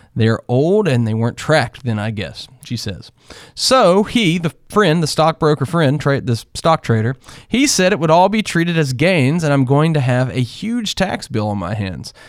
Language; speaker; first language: English; native; English